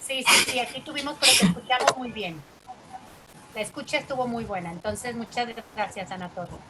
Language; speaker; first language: Spanish; native; Spanish